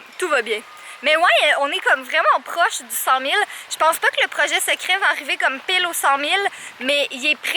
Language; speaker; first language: French; native; French